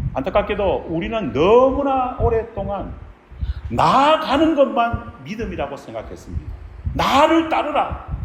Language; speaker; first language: Korean; native; Korean